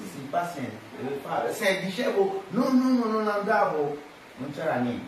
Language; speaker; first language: Italian; non-native, fluent; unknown